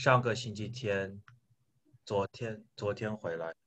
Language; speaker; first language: Chinese; non-native, learner; English